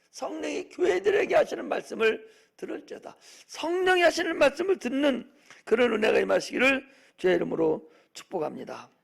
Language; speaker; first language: Korean; native; Korean